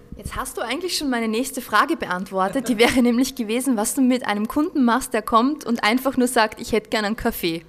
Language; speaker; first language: German; native; German